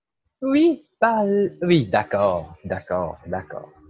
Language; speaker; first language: French; non-native, fluent; Portuguese